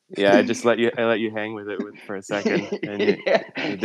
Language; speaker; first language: English; native; English